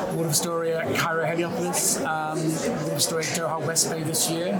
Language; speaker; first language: English; native; English